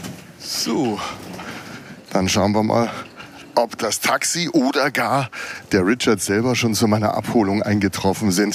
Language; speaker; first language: German; native; German